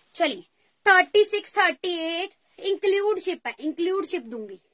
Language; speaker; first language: Hindi; native; Hindi